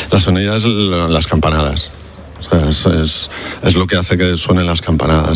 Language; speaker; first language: Spanish; native; Spanish